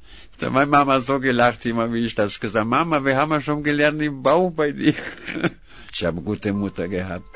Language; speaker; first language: German; non-native, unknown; Russian